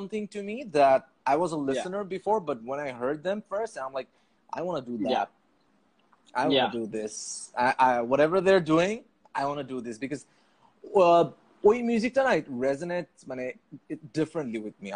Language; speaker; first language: English; non-native, local second language; Bangla